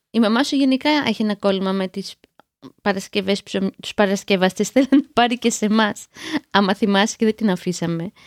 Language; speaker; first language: Greek; native; Greek